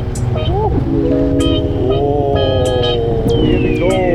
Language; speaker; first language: English; non-native, learner; Khmer